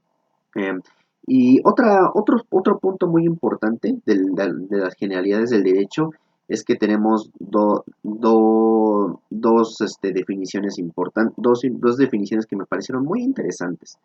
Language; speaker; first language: Spanish; native; Spanish